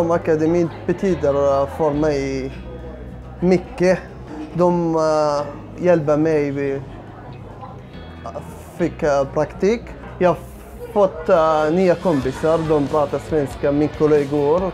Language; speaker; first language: Swedish; non-native, learner; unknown